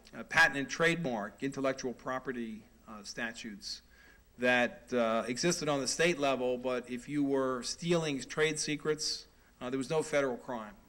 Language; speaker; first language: English; native; English